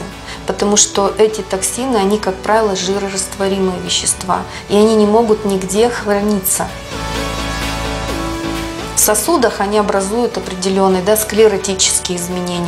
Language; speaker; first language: Russian; native; Russian